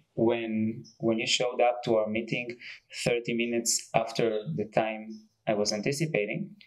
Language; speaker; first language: English; non-native, fluent; Hebrew